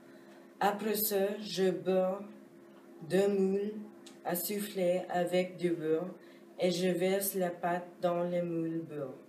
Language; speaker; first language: French; non-native, learner; English